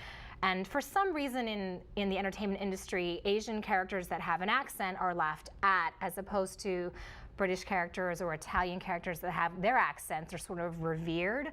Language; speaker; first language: English; early bilingual, other home language; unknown